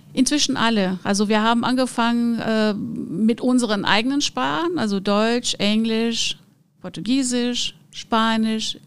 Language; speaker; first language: German; non-native, fluent; Portuguese